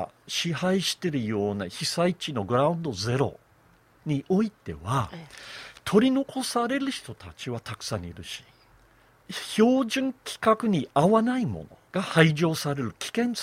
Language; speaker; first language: Japanese; non-native, fluent; English